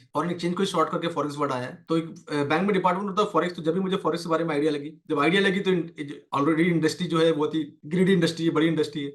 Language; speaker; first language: Hindi; native; Hindi